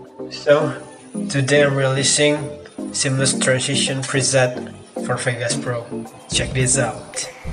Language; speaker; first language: English; non-native, learner; Indonesian